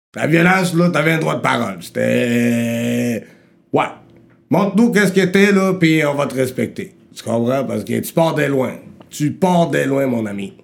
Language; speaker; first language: French; early bilingual, other home language; Rundi